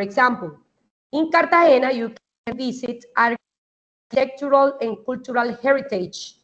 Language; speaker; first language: English; non-native, fluent; Spanish